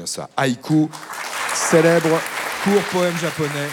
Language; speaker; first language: French; native; French